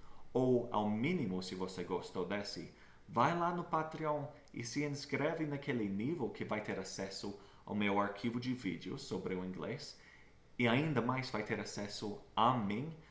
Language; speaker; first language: Portuguese; non-native, fluent; English